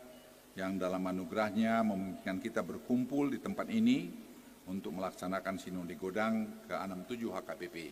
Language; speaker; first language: Indonesian; native; Indonesian